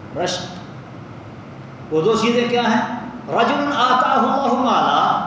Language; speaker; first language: Urdu; non-native, local second language; Punjabi